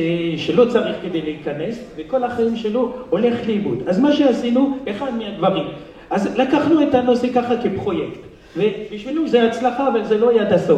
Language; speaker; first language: Hebrew; non-native, fluent; French